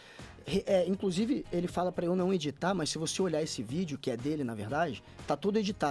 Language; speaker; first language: Portuguese; native; Portuguese